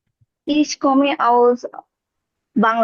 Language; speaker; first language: German; non-native, learner; Bangla